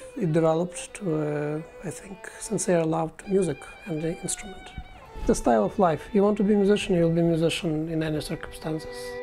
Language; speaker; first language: English; non-native, fluent; Ukrainian